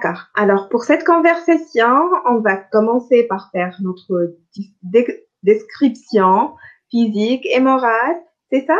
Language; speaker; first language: French; non-native, local second language; Arabic